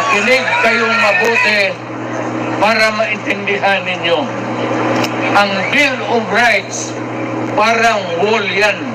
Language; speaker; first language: Filipino; non-native, local second language; Cebuano